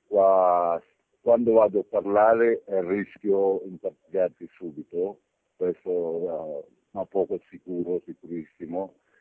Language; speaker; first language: Italian; non-native, learner; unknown